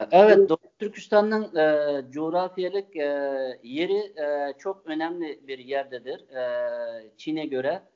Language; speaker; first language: Turkish; non-native, fluent; Uyghur